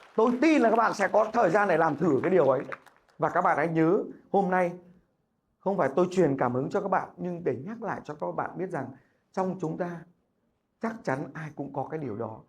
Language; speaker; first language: Vietnamese; native; Vietnamese